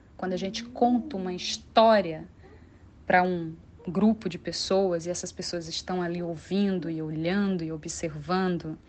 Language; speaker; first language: Portuguese; non-native, local second language; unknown